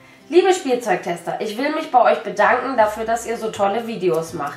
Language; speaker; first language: German; native; German